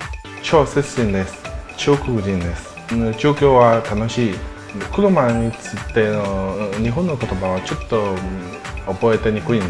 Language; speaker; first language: Japanese; non-native, learner; Chinese